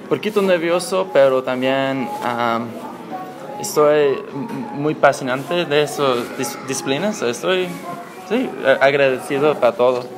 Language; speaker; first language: Spanish; non-native, learner; English